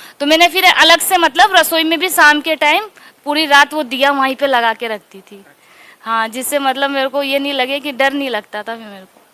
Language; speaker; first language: Hindi; native; Hindi